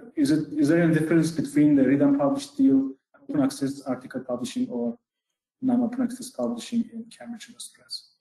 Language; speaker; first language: English; non-native, fluent; Turkish